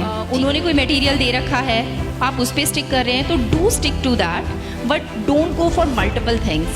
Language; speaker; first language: Hindi; native; Hindi